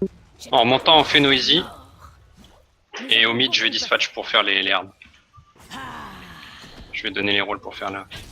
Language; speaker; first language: French; native; French